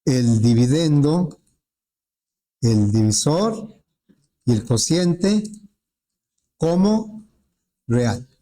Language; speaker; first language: Spanish; native; Spanish